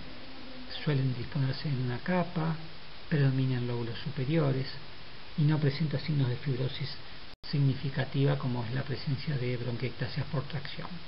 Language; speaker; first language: Spanish; native; Spanish